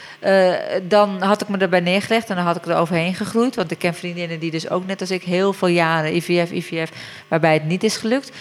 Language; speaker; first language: Dutch; early bilingual, other home language; Turkish